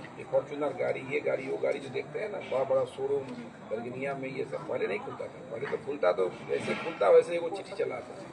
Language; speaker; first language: Hindi; native; Hindi